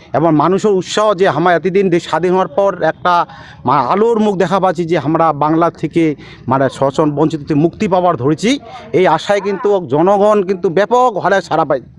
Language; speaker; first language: Bangla; non-native, local second language; Rangpuri